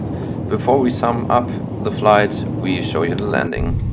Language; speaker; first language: English; non-native, fluent; German